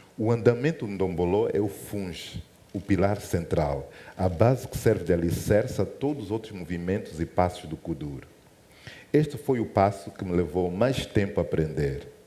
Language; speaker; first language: Portuguese; native; Portuguese